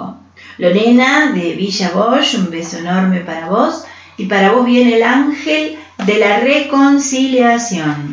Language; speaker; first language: Spanish; native; Spanish